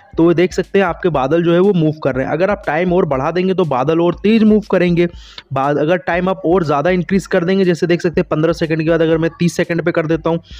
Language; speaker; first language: Hindi; native; Hindi